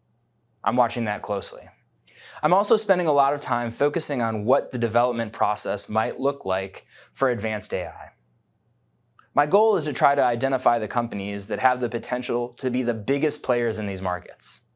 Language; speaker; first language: English; native; English